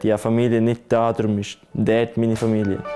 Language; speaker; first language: German; non-native, fluent; Latvian